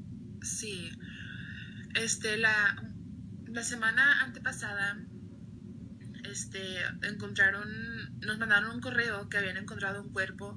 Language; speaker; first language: Spanish; early bilingual, other home language; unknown